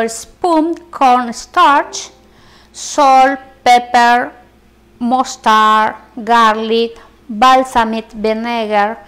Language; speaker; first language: English; non-native, learner; Spanish